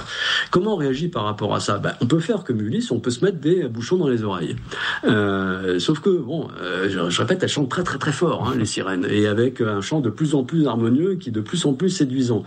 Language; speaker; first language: French; native; French